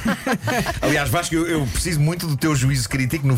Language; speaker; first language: Portuguese; native; Portuguese